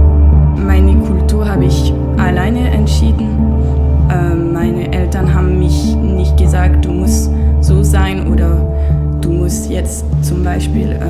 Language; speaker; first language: German; early bilingual, heritage; German